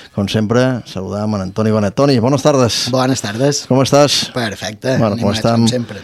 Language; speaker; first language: Catalan; native; Catalan